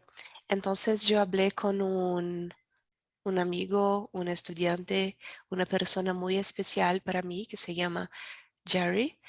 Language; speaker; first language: Spanish; non-native, learner; Portuguese